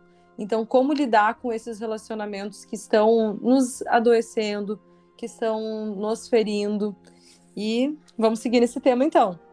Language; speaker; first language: Portuguese; native; Portuguese